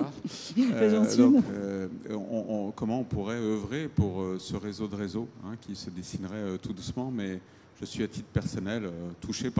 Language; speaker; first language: French; native; French